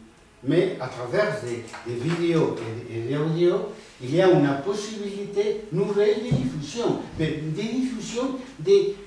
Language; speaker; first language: French; non-native, fluent; Spanish